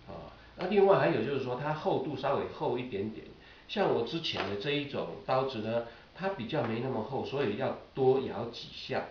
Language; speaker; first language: Chinese; native; Chinese